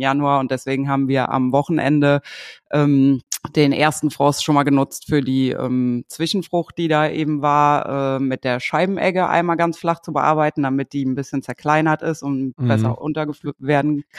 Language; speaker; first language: German; native; German